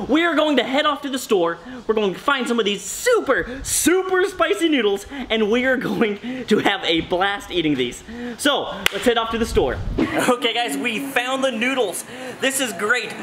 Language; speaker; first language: English; native; English